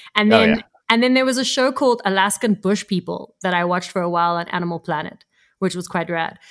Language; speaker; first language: English; native; English